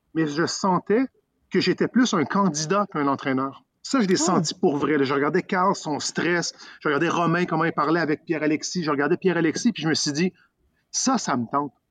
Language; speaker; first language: French; native; French